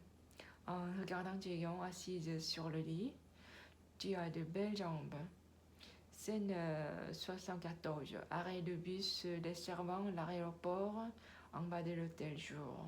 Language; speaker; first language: French; non-native, learner; Korean